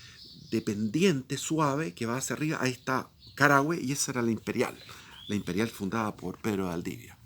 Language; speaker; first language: Spanish; native; Spanish